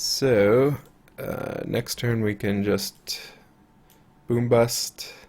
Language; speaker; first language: English; native; English